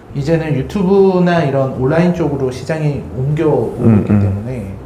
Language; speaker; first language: Korean; native; Korean